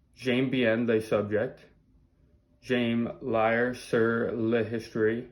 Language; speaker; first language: French; non-native, learner; English